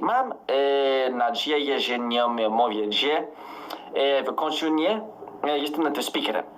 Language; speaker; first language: Polish; non-native, learner; English